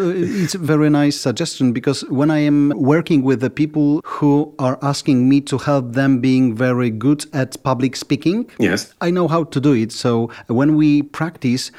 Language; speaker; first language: English; non-native, fluent; Polish